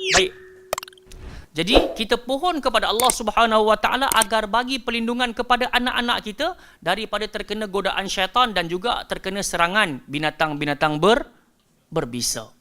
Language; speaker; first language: Malay; native; Malay